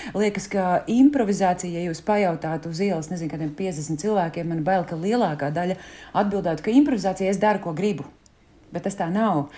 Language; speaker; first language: Latvian; native; Latvian